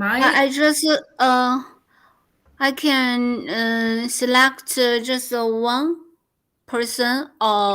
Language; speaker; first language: English; non-native, learner; Chinese